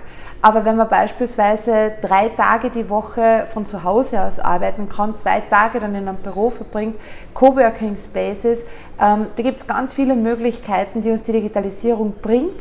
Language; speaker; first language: German; native; German